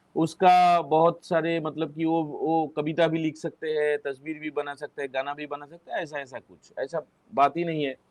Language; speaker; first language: Hindi; non-native, local second language; Bangla